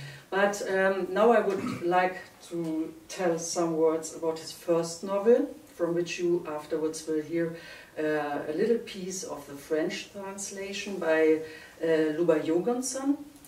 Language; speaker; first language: English; non-native, fluent; German